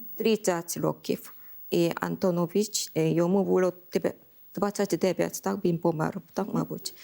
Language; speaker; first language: Ukrainian; non-native, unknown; Korean